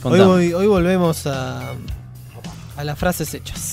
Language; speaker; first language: Spanish; native; Spanish